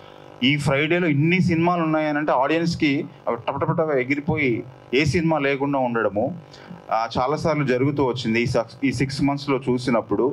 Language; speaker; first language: Telugu; native; Telugu